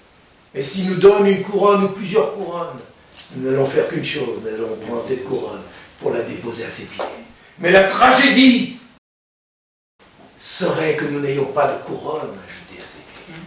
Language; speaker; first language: French; native; French